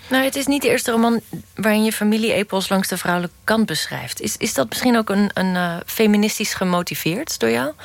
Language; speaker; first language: Dutch; native; Dutch